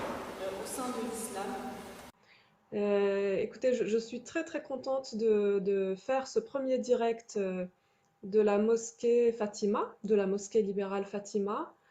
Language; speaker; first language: French; native; French